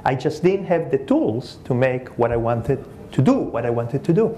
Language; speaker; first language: English; early bilingual, other home language; Spanish